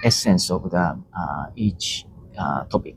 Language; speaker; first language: English; non-native, learner; Japanese